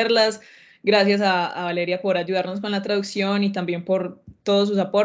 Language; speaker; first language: Spanish; native; Spanish